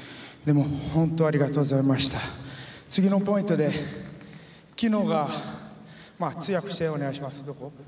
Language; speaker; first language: Japanese; non-native, learner; Portuguese